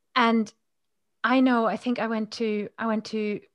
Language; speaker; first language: English; non-native, fluent; German